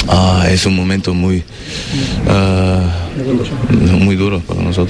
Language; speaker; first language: Spanish; non-native, learner; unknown